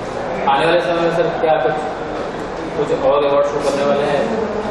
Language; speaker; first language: Hindi; native; Hindi